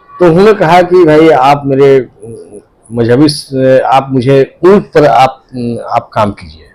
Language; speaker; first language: Hindi; native; Hindi